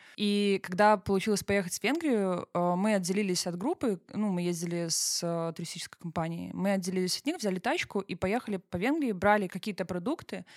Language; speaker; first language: Russian; native; Russian